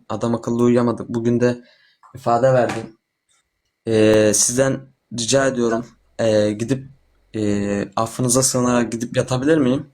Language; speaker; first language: Turkish; native; Turkish